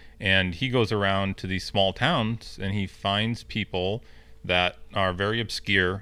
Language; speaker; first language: English; native; English